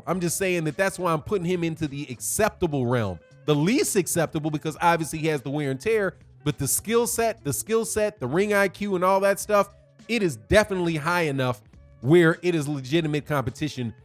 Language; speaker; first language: English; native; English